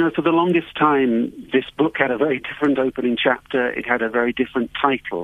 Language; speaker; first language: English; native; English